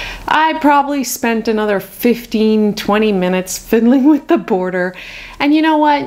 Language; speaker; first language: English; native; English